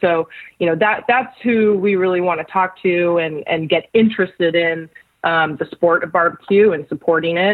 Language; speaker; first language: English; native; English